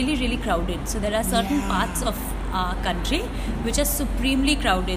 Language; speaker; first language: English; non-native, local second language; Bangla